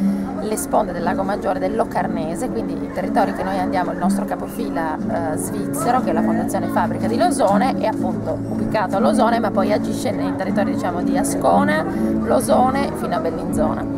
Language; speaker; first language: Italian; native; Italian